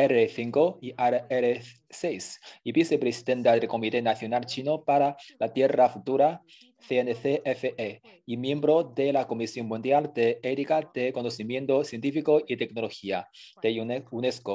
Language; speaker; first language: Spanish; non-native, fluent; Chinese